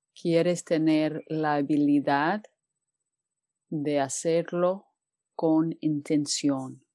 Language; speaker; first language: Spanish; non-native, fluent; English